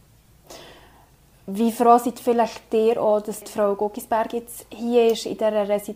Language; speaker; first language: German; native; German